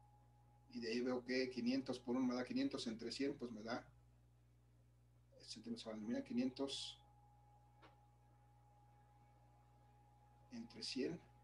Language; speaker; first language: Spanish; native; Spanish